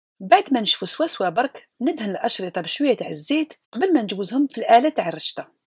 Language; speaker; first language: Arabic; native; Arabic